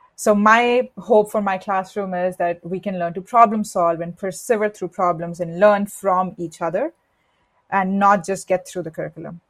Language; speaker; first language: English; non-native, local second language; Hindi